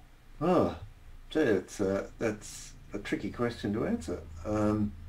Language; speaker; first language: English; native; English